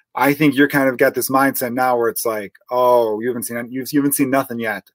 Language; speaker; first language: English; native; English